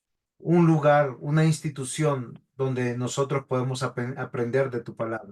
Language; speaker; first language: Spanish; native; Spanish